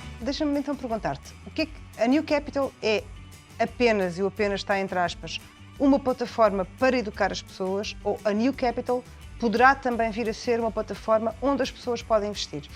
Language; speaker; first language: Portuguese; native; Portuguese